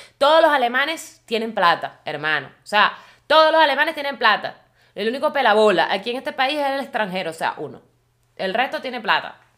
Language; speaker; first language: Spanish; native; Spanish